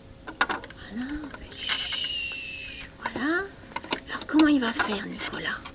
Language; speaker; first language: French; native; French